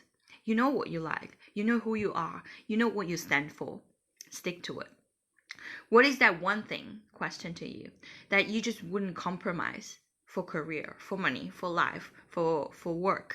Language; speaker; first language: English; non-native, fluent; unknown